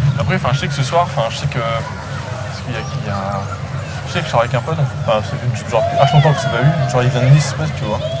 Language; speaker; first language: French; native; French